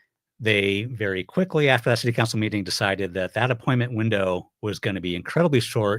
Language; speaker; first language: English; native; English